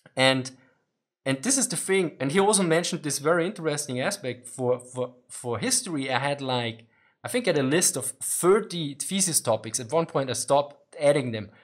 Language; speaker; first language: English; non-native, fluent; German